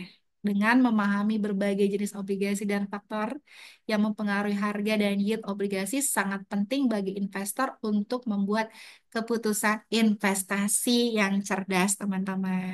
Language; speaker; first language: Indonesian; native; Indonesian